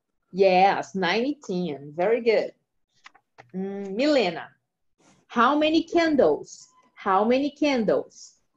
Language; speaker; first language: English; non-native, fluent; Portuguese